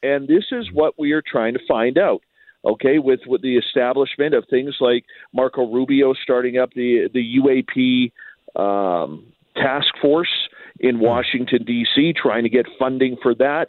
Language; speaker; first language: English; native; English